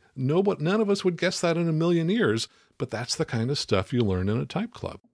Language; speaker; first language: English; native; English